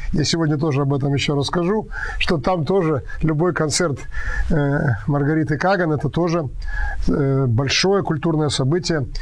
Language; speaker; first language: Russian; native; Russian